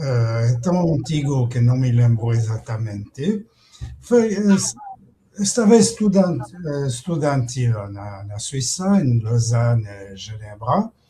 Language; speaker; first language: Portuguese; non-native, fluent; French